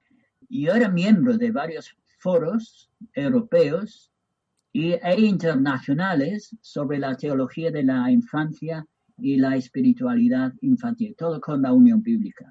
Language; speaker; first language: Spanish; non-native, fluent; English